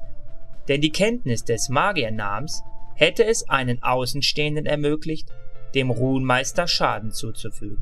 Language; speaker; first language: German; native; German